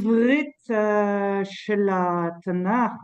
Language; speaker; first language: Hebrew; non-native, learner; French